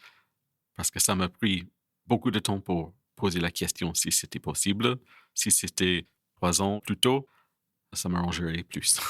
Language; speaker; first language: French; non-native, fluent; English